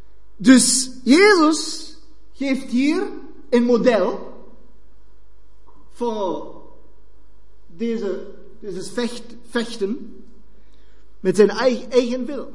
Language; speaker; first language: Dutch; non-native, fluent; German